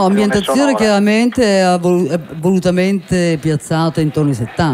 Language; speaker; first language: Italian; native; Italian